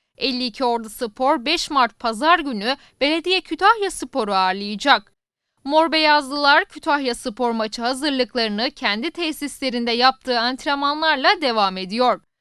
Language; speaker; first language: Turkish; native; Turkish